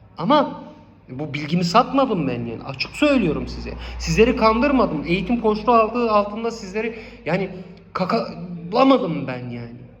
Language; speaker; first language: Turkish; non-native, local second language; Kurdish